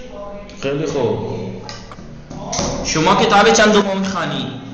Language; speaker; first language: Persian; non-native, fluent; Urdu